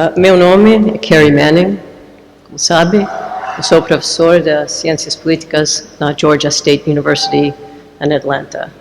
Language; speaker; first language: Portuguese; non-native, learner; English